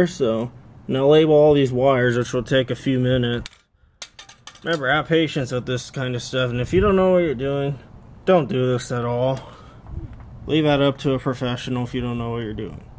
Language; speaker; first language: English; native; English